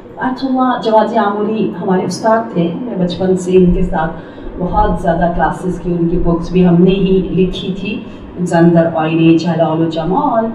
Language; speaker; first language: Urdu; early bilingual, heritage; Urdu